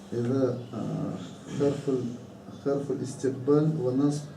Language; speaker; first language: Arabic; non-native, learner; Chechen